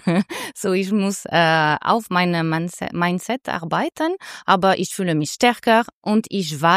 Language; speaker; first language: German; non-native, learner; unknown